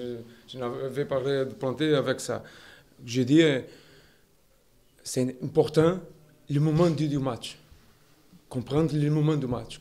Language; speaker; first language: French; non-native, learner; Portuguese